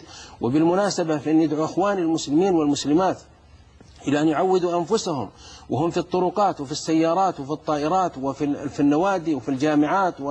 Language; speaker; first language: Arabic; native; Arabic